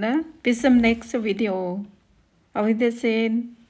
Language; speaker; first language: German; non-native, learner; Thai